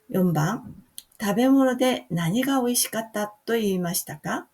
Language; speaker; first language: Japanese; non-native, fluent; Korean